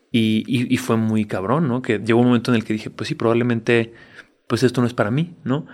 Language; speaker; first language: Spanish; native; Spanish